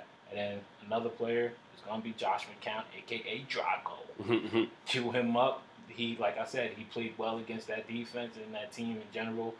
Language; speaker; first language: English; native; English